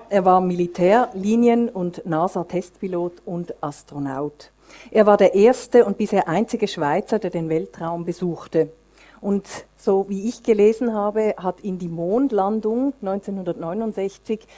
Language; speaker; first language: German; native; German